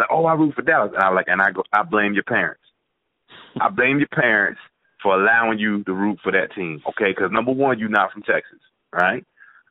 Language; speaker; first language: English; native; English